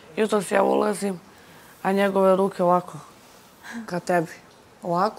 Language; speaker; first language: Serbian; native; Serbian